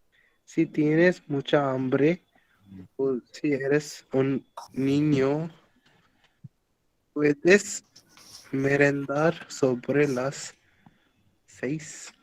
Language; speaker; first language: Spanish; non-native, learner; Hindi